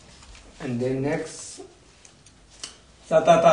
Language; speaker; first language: English; non-native, learner; Tibetan